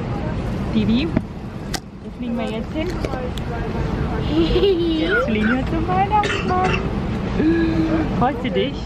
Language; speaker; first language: German; native; German